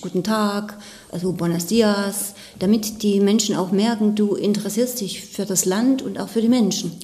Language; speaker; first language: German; native; German